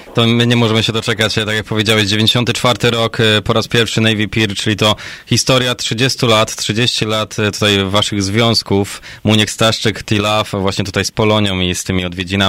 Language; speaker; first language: Polish; native; Polish